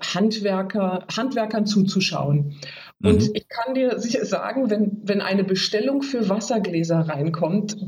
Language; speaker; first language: German; native; German